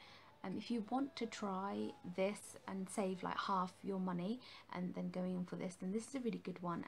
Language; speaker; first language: English; native; English